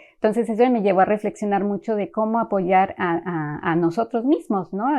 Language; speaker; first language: Spanish; native; Spanish